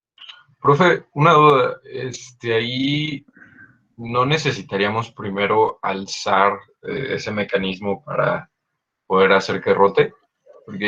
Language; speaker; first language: Spanish; native; Spanish